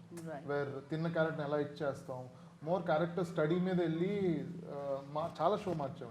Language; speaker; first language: Telugu; native; Telugu